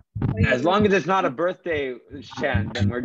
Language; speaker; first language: English; native; English